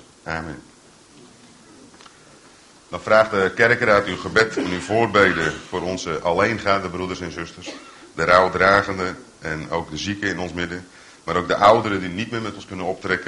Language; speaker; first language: Dutch; native; Dutch